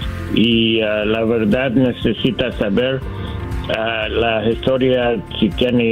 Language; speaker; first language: Spanish; non-native, learner; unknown